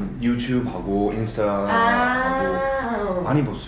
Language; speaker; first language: Korean; non-native, learner; English